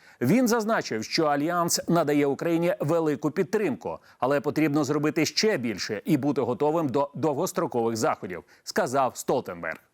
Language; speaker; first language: Ukrainian; native; Ukrainian